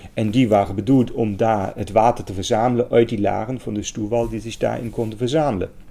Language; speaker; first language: Dutch; non-native, fluent; German